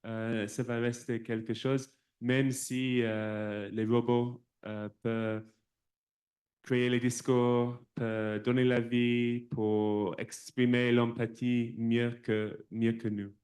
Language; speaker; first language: French; non-native, fluent; English